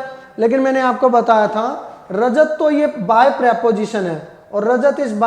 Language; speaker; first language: Hindi; native; Hindi